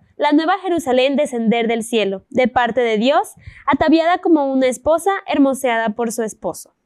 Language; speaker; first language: Spanish; native; Spanish